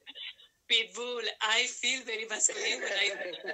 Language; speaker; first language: English; non-native, learner; Spanish